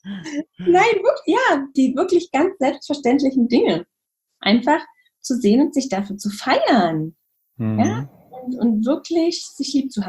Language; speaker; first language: German; native; German